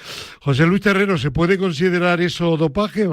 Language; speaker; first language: Spanish; native; Spanish